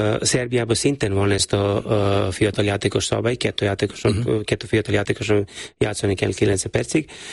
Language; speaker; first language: Hungarian; non-native, fluent; Serbian